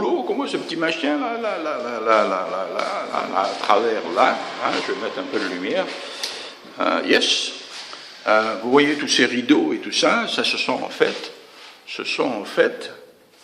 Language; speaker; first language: French; native; French